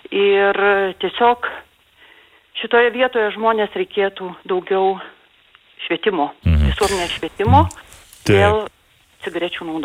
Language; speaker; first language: Lithuanian; native; Lithuanian